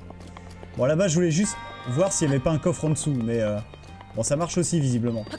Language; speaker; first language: French; native; French